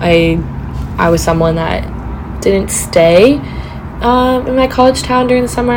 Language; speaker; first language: English; native; English